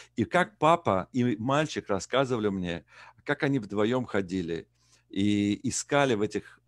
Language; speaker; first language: Russian; native; Russian